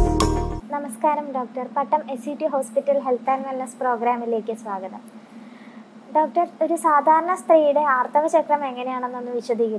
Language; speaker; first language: Malayalam; native; Malayalam